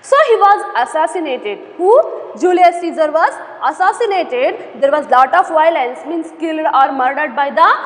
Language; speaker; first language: English; non-native, local second language; Kannada